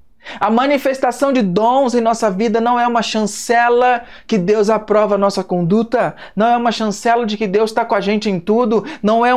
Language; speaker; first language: Portuguese; native; Portuguese